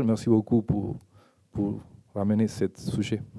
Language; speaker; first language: French; non-native, learner; Spanish